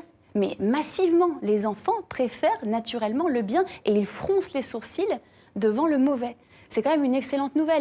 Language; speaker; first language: French; native; French